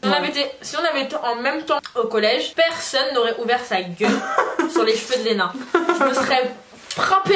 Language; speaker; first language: French; native; French